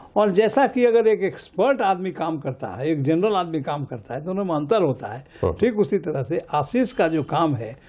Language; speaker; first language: Hindi; native; Hindi